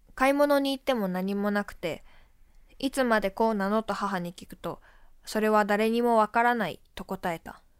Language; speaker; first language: Japanese; native; Japanese